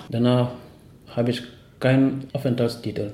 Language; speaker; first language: German; non-native, learner; Wolof